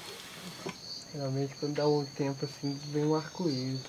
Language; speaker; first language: Portuguese; native; Portuguese